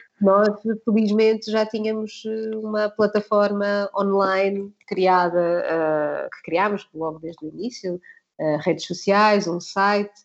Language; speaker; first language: Portuguese; native; Portuguese